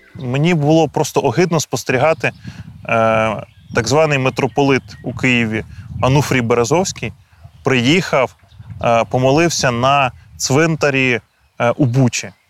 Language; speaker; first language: Ukrainian; native; Ukrainian